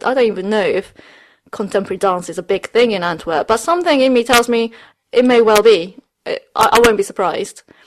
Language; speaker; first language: English; early bilingual, other home language; Japanese